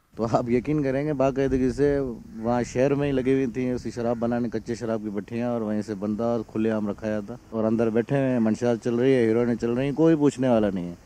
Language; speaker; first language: Urdu; non-native, local second language; Sindhi